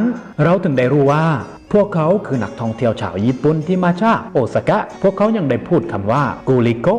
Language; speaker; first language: Thai; native; Thai